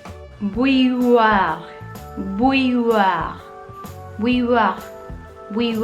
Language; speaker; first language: French; non-native, fluent; Spanish